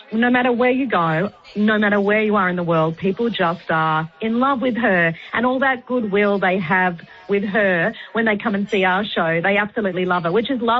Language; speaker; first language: English; native; English